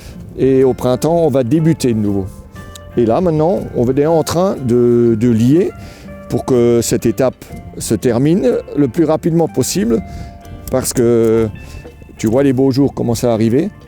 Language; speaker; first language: French; native; French